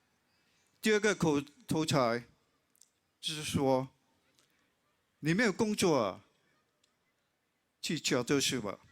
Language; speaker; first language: Chinese; non-native, local second language; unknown